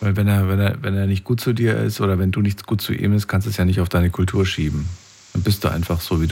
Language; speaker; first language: German; native; German